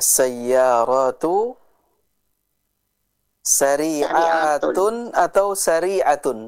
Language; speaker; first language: Arabic; non-native, fluent; Indonesian